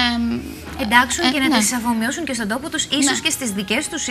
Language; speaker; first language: Greek; native; Greek